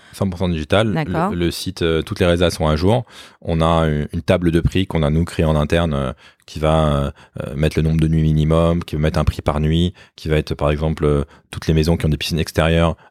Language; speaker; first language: French; native; French